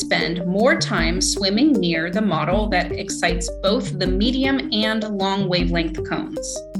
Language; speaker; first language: English; native; English